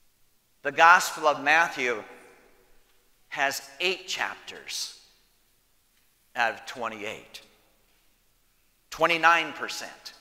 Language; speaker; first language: English; native; English